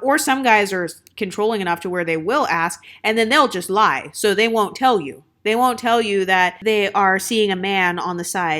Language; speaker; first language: English; native; English